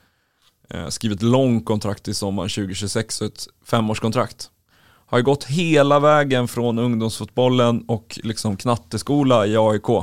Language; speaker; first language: Swedish; native; Swedish